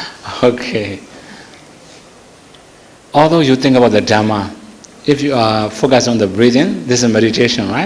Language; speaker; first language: English; non-native, fluent; Burmese